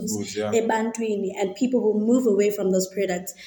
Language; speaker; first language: English; non-native, local second language; Xhosa